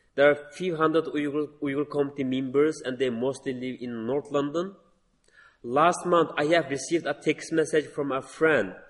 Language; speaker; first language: English; non-native, learner; Uyghur